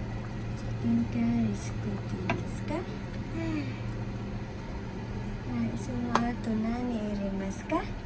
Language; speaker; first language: Japanese; non-native, fluent; Filipino